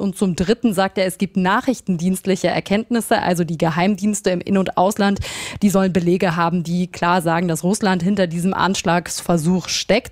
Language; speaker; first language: German; native; German